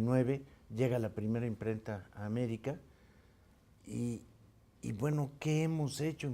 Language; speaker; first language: Spanish; native; Spanish